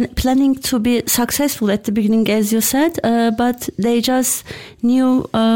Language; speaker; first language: English; non-native, fluent; Turkish